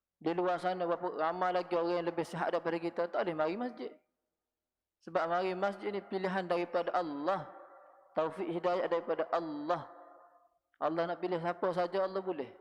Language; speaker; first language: Malay; native; Malay